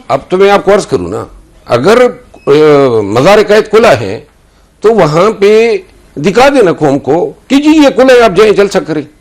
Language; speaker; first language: Urdu; non-native, local second language; Pashto